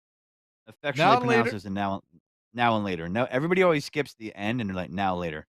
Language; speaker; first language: English; native; English